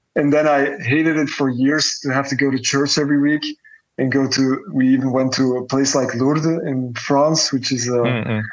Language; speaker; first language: English; non-native, fluent; Dutch